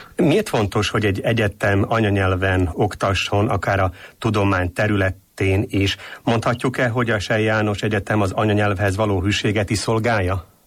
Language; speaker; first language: Hungarian; native; Hungarian